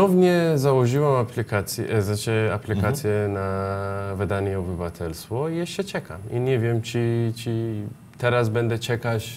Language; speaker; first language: Polish; non-native, learner; Persian